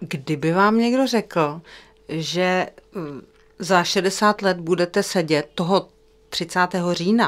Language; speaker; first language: Czech; native; Czech